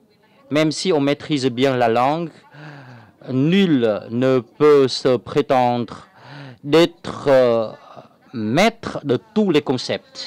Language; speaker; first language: French; non-native, fluent; Vietnamese